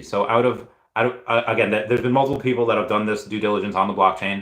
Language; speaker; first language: English; native; English